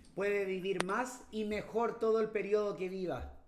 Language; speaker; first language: Spanish; native; Spanish